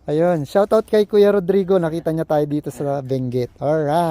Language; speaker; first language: Filipino; native; Filipino